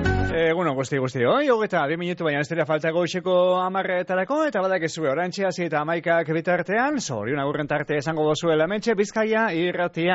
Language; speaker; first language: Basque; native; Basque